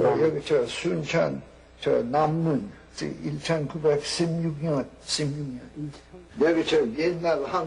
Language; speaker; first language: Korean; non-native, local second language; English